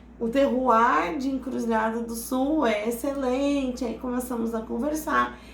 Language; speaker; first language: Portuguese; native; Portuguese